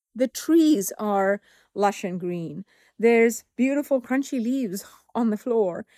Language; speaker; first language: English; non-native, local second language; Tamil